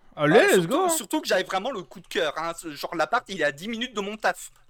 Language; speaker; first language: French; native; French